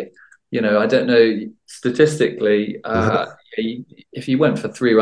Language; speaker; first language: English; native; English